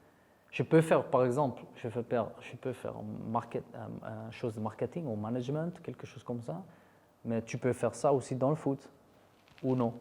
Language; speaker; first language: French; non-native, fluent; Dutch